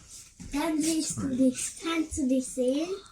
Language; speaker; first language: German; early bilingual, other home language; English